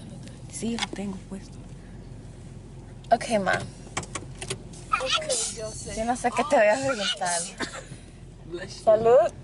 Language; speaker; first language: Spanish; early bilingual, other home language; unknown